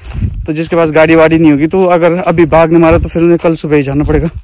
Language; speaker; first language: Hindi; native; Hindi